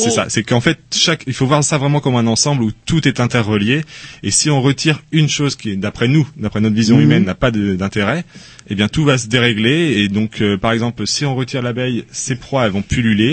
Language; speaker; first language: French; native; French